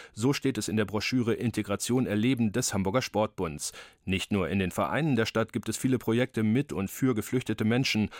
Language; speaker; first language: German; native; German